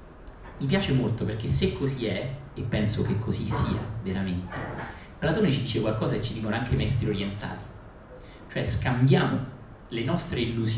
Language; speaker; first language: Italian; native; Italian